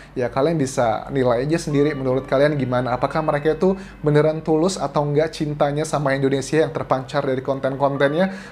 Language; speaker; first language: Indonesian; native; Indonesian